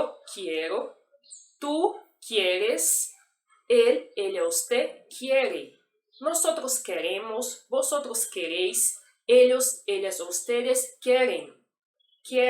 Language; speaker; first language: Spanish; non-native, fluent; Portuguese